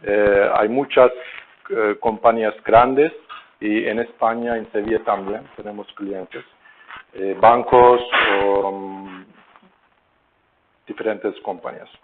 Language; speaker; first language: Spanish; non-native, learner; Turkish